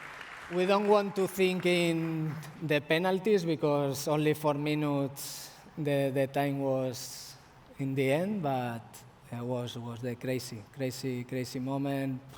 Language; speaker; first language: English; non-native, fluent; Spanish